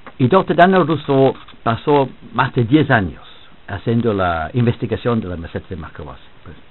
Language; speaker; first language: Spanish; non-native, fluent; English